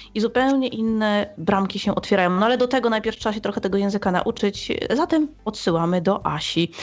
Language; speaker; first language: Polish; native; Polish